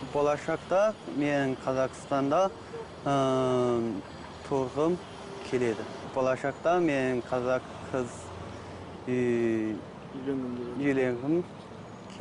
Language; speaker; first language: Kazakh; non-native, learner; Chinese